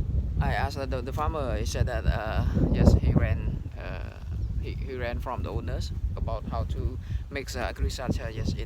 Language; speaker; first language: English; non-native, learner; Khmer